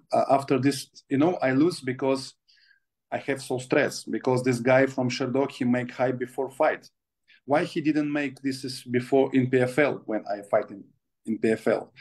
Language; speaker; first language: English; non-native, learner; Russian